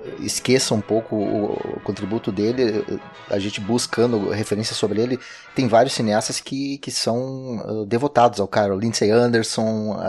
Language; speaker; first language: Portuguese; native; Portuguese